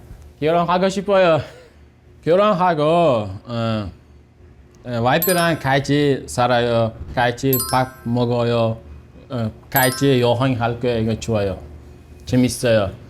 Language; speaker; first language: Korean; non-native, learner; Uzbek